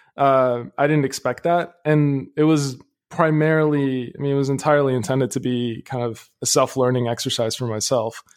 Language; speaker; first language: English; early bilingual, other home language; Arabic